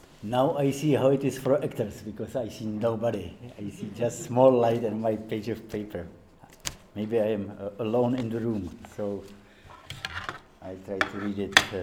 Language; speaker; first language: English; non-native, fluent; Czech